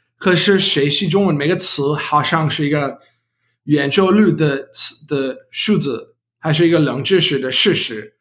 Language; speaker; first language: Chinese; non-native, learner; English